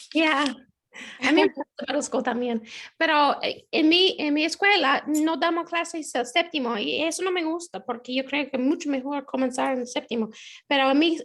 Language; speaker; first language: Spanish; non-native, fluent; English